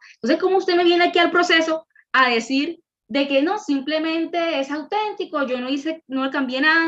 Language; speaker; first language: Spanish; native; Spanish